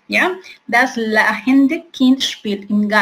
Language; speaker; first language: German; non-native, fluent; Spanish